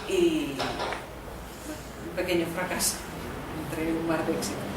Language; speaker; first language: Spanish; native; Spanish